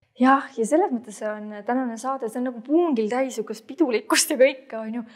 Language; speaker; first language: Estonian; native; Estonian